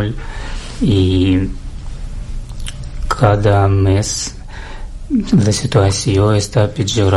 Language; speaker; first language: Catalan; non-native, learner; Russian